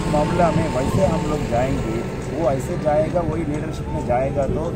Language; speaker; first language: Hindi; non-native, local second language; Malayalam